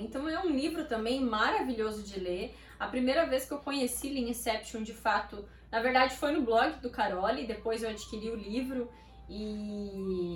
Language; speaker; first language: Portuguese; native; Portuguese